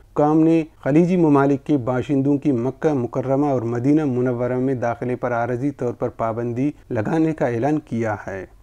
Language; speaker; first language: Urdu; non-native, local second language; Baluchi